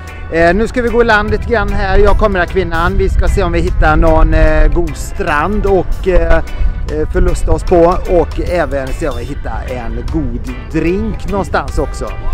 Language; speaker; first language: Swedish; native; Swedish